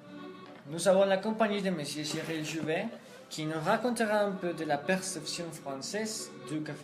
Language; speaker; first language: French; non-native, learner; Spanish